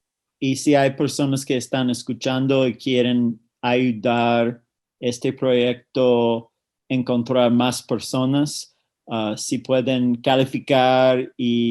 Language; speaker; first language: Spanish; non-native, fluent; English